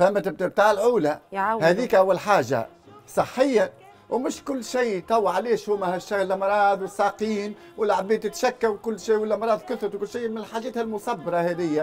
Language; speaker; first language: Arabic; native; Arabic